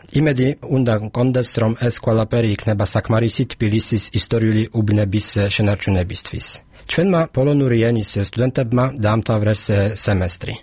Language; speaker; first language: Georgian; non-native, fluent; Polish